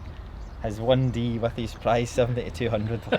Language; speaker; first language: English; native; English